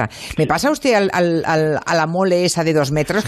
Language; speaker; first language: Spanish; native; Spanish